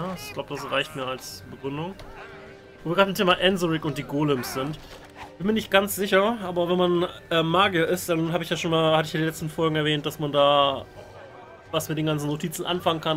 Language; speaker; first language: German; native; German